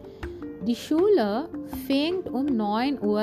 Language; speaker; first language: German; non-native, fluent; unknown